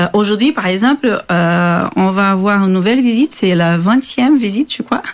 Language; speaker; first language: French; non-native, fluent; Portuguese